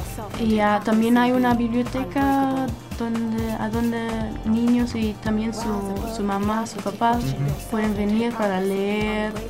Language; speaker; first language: Spanish; non-native, learner; German